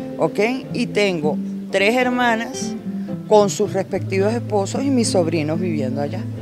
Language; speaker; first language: Spanish; native; Spanish